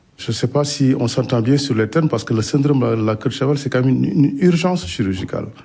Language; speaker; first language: French; non-native, local second language; Wolof